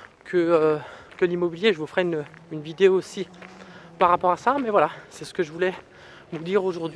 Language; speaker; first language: French; native; French